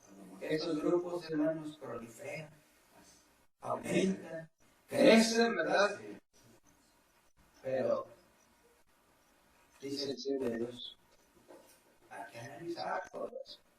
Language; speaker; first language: Spanish; native; Spanish